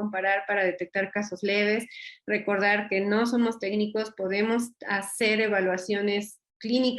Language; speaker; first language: Spanish; native; Spanish